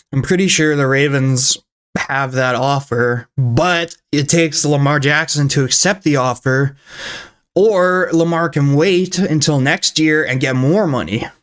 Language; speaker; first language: English; native; English